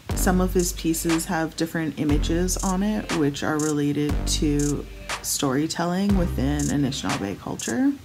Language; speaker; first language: English; native; English